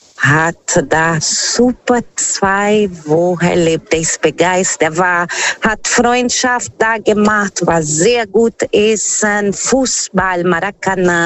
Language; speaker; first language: German; non-native, fluent; Portuguese